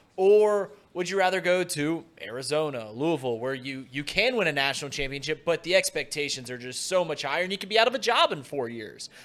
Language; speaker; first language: English; native; English